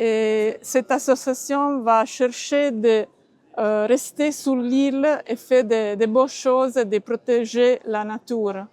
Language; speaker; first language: French; non-native, learner; Italian